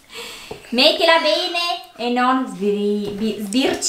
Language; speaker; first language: Italian; native; Italian